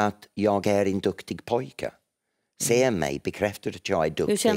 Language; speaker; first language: Swedish; non-native, fluent; English